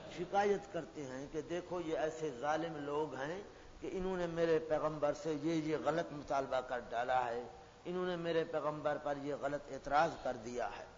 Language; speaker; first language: Urdu; non-native, local second language; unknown